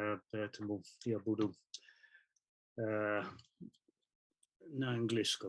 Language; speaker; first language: Russian; non-native, fluent; English